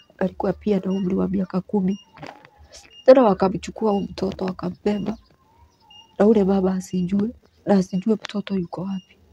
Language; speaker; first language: Swahili; non-native, local second language; Kikuyu